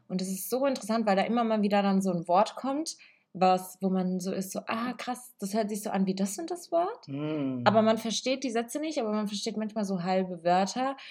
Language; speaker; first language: German; early bilingual, other home language; Italian